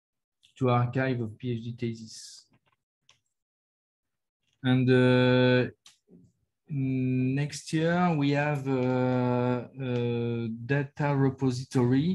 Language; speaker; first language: English; non-native, learner; French